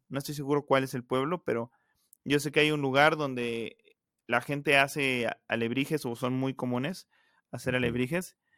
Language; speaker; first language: Spanish; native; Spanish